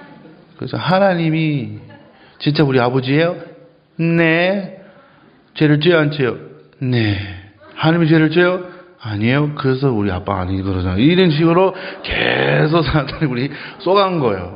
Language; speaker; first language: Korean; non-native, fluent; English